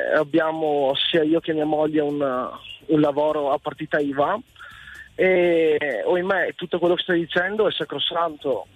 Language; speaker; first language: Italian; native; Italian